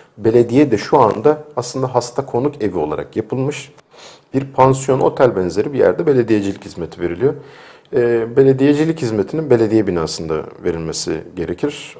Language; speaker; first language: Turkish; native; Turkish